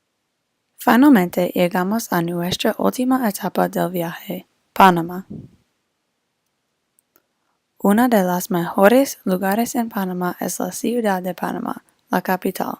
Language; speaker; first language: Spanish; non-native, fluent; English